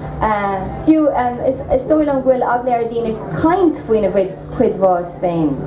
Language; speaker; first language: Irish; non-native, local second language; English